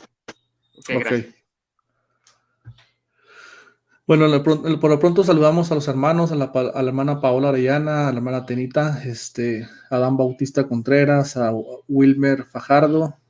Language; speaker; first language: Spanish; native; Spanish